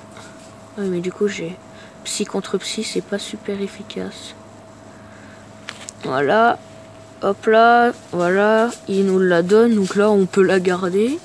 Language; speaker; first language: French; native; French